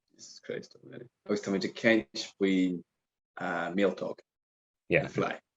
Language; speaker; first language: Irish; non-native, local second language; English